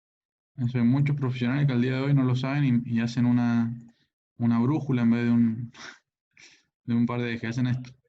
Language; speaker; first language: Spanish; native; Spanish